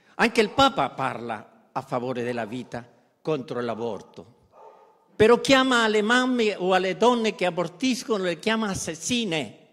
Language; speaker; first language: Italian; non-native, fluent; Spanish